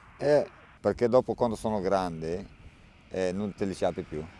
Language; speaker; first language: Italian; non-native, learner; Romanian